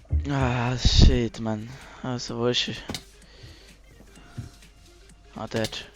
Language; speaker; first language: German; native; German